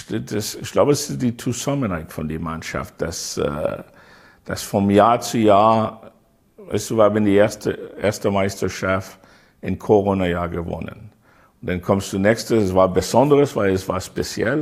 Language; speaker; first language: German; non-native, learner; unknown